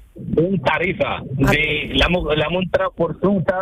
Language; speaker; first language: Spanish; early bilingual, other home language; Arabic